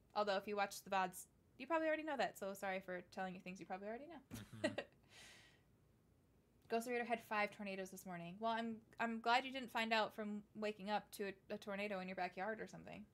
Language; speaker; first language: English; native; English